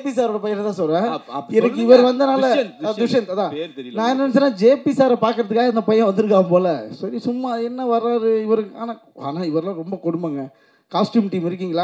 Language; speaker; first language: Tamil; native; Tamil